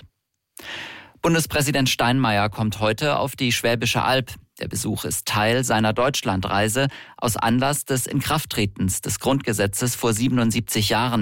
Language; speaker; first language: German; native; German